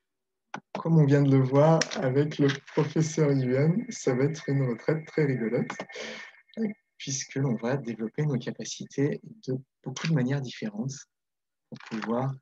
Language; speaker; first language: French; native; French